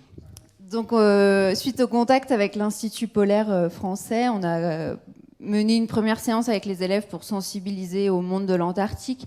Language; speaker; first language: French; native; French